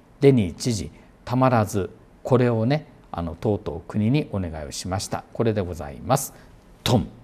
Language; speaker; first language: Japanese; native; Japanese